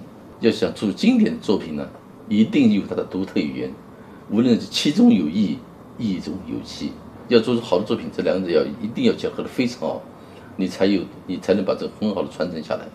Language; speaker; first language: Chinese; native; Chinese